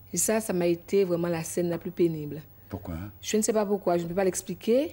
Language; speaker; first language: French; native; French